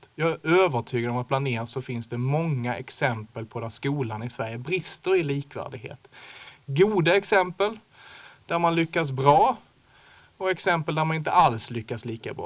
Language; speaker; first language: Swedish; native; Swedish